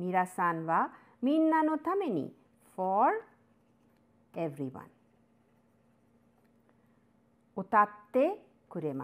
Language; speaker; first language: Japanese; non-native, learner; English